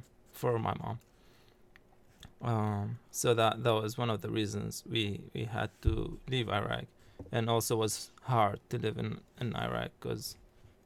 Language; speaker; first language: English; early bilingual, other home language; Arabic